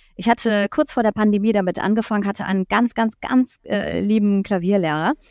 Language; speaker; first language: German; native; German